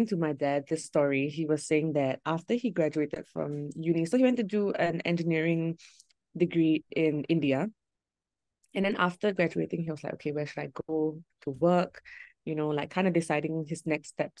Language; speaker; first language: English; native; English